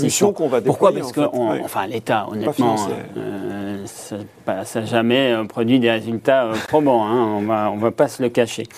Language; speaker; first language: French; native; French